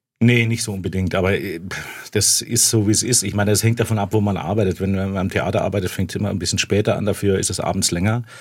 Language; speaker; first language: German; native; German